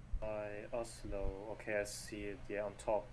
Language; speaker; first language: English; non-native, learner; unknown